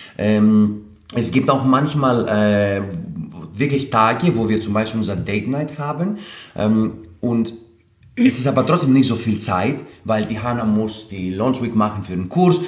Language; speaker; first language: German; non-native, fluent; Greek